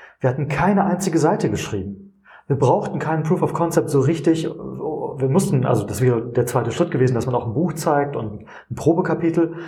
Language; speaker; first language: German; native; German